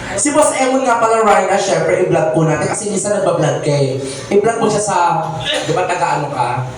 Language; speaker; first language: Filipino; non-native, local second language; Cebuano